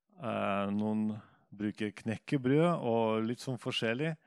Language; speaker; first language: Norwegian; non-native, fluent; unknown